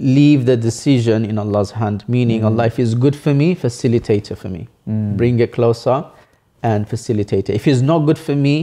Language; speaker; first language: English; early bilingual, other home language; Bangla